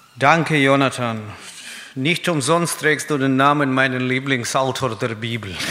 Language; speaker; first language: German; non-native, fluent; Russian